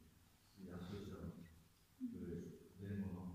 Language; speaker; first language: Italian; non-native, learner; Japanese